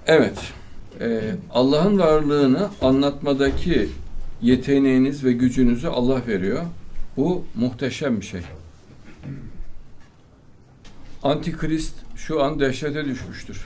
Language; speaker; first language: Turkish; native; Turkish